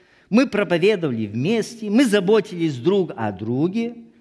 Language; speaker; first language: Russian; native; Russian